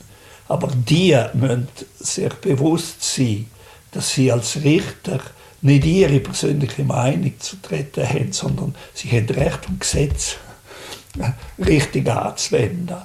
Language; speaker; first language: German; native; German